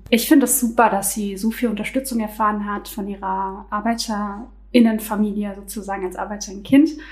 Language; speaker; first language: German; native; German